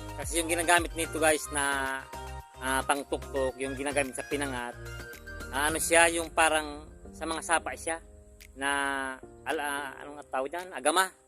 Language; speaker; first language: Filipino; non-native, local second language; Bikol